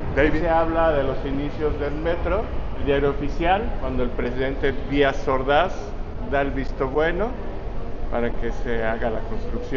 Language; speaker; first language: Spanish; native; Spanish